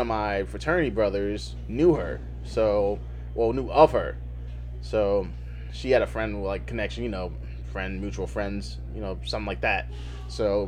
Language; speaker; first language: English; native; English